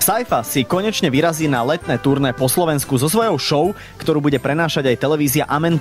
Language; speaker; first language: Slovak; native; Slovak